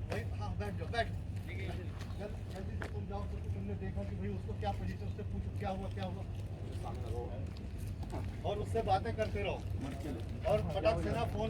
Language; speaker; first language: Hindi; native; Hindi